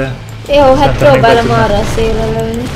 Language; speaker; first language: Hungarian; native; Hungarian